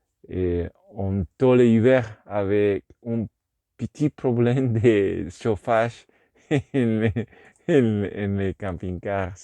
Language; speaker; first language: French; non-native, learner; Spanish